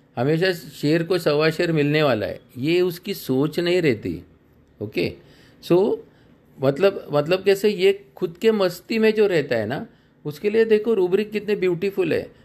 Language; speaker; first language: Hindi; non-native, local second language; Marathi